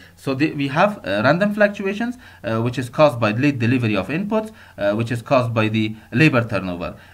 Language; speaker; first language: English; non-native, fluent; Persian